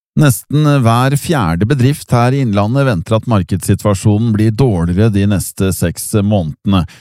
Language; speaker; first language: Norwegian; native; Norwegian